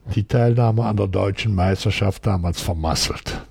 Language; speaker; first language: German; native; German